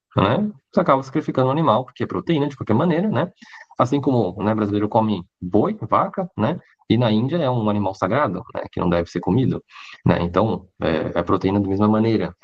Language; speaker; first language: Portuguese; early bilingual, other home language; Chinese